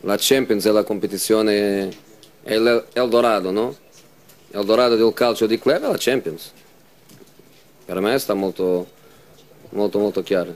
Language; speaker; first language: Italian; non-native, fluent; Portuguese